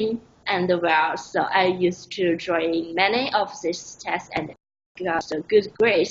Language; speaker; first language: English; non-native, learner; Chinese